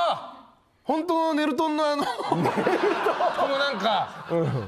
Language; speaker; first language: Japanese; native; Japanese